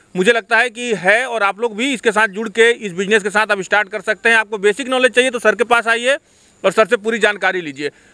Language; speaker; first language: Hindi; native; Hindi